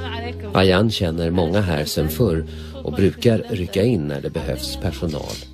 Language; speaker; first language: Swedish; native; Swedish